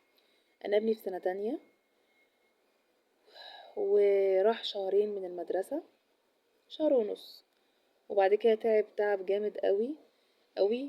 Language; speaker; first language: Arabic; native; Arabic